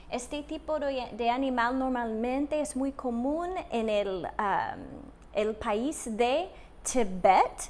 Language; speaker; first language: Spanish; non-native, fluent; English